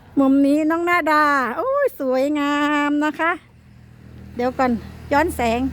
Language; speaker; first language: Thai; native; Thai